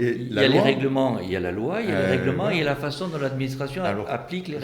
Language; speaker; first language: French; native; French